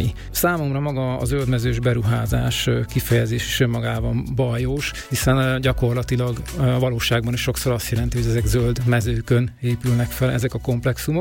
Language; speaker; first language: Hungarian; native; Hungarian